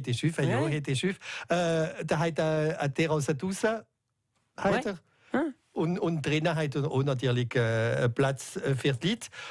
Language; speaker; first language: German; native; German